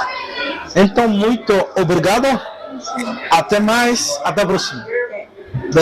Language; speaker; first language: Portuguese; non-native, local second language; Haitian Creole